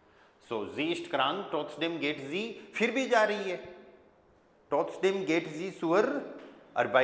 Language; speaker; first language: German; non-native, fluent; Hindi